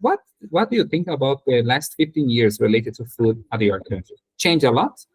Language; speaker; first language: English; non-native, learner; Portuguese